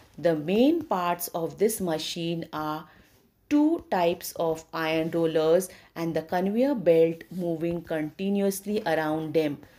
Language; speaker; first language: English; non-native, local second language; Marathi